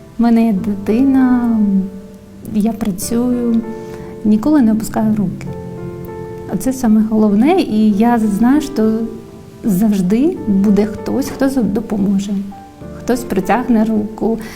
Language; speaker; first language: Ukrainian; non-native, fluent; Georgian